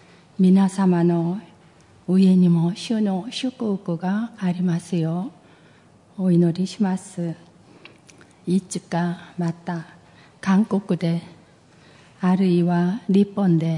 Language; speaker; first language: Japanese; non-native, fluent; Korean